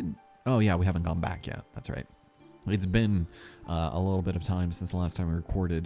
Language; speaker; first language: English; native; English